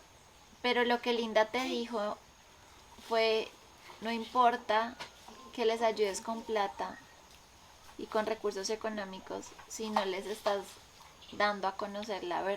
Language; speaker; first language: Spanish; native; Spanish